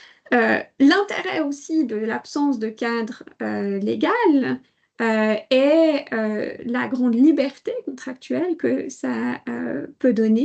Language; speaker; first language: French; native; French